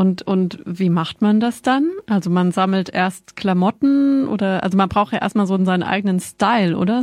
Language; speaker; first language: German; native; German